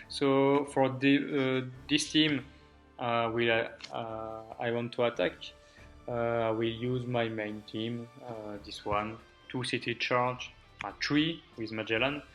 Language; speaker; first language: English; non-native, learner; French